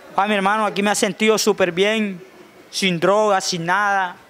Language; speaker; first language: Spanish; native; Spanish